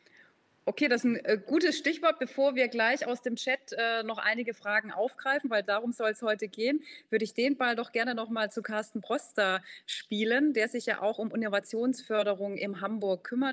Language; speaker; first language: German; native; German